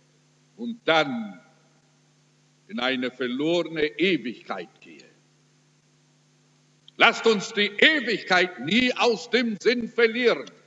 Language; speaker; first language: German; early bilingual, heritage; German